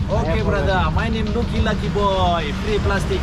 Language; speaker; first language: English; non-native, learner; Indonesian